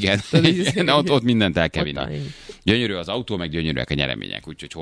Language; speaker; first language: Hungarian; native; Hungarian